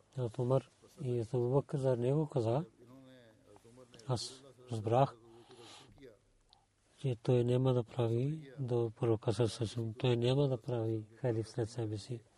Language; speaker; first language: Bulgarian; non-native, learner; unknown